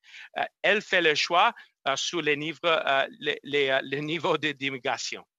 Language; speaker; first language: French; non-native, learner; English